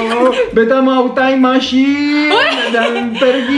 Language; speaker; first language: Indonesian; non-native, learner; French